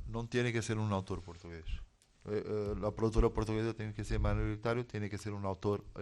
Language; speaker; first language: Spanish; non-native, fluent; Portuguese